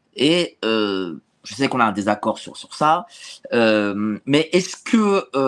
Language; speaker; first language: French; native; French